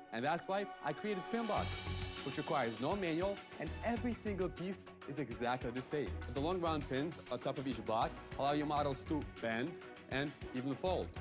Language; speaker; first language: English; early bilingual, other home language; Ukrainian